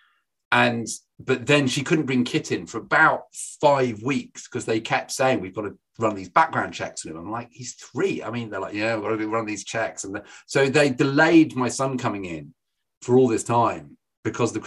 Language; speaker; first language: English; native; English